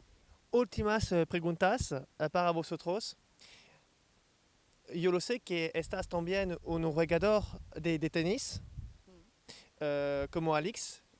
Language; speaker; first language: Spanish; non-native, learner; French